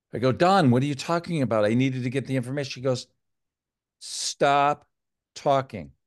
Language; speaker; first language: English; native; English